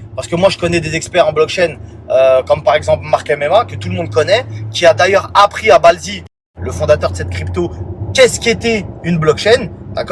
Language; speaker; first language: French; native; French